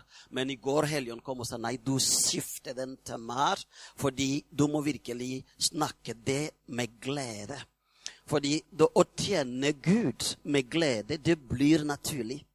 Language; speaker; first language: Norwegian; non-native, fluent; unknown